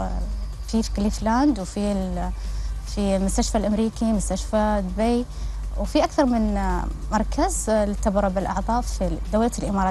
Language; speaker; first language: Arabic; native; Arabic